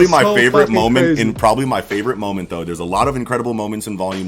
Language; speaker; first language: English; native; English